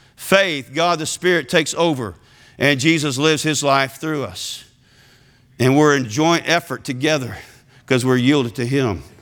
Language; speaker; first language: English; native; English